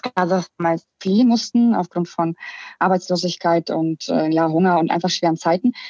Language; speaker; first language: German; early bilingual, other home language; Russian